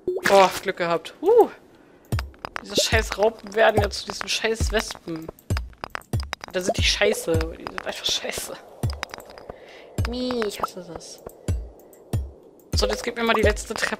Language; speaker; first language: German; native; German